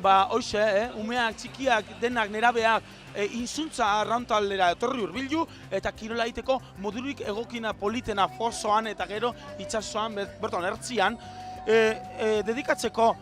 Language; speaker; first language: Basque; native; Basque